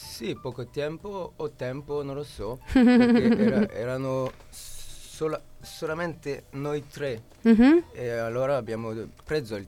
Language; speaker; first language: Italian; non-native, learner; French